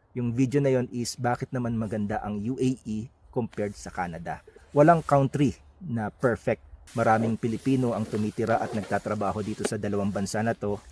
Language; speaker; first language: Filipino; native; Filipino